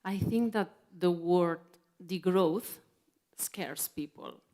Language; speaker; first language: English; non-native, fluent; Catalan